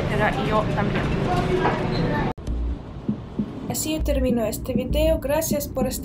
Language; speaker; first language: Spanish; non-native, fluent; Russian